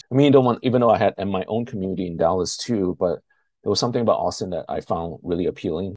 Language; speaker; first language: English; non-native, local second language; Chinese